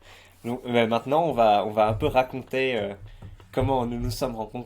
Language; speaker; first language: French; native; French